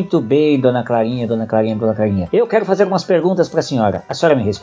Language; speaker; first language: Portuguese; native; Portuguese